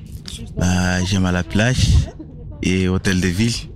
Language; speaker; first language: French; non-native, learner; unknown